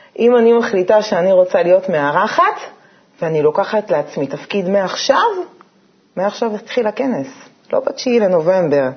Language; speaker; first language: Hebrew; native; Hebrew